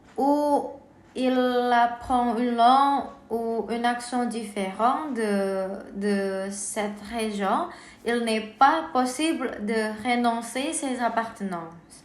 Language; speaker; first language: French; non-native, learner; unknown